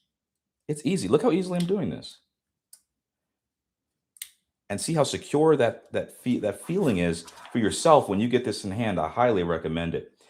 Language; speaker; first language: English; native; English